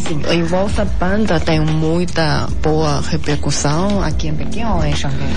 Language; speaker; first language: Portuguese; non-native, fluent; Chinese